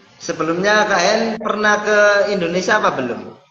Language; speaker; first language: Indonesian; native; Indonesian